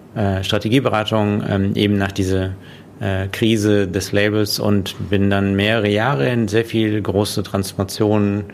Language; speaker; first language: German; non-native, fluent; Russian